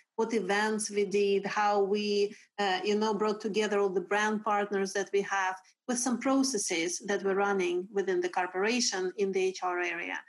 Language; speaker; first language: English; non-native, fluent; Russian